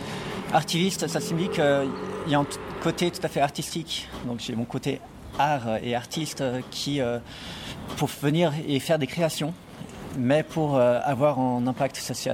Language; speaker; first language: French; native; French